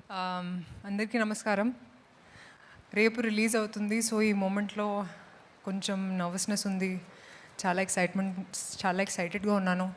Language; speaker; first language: Telugu; non-native, fluent; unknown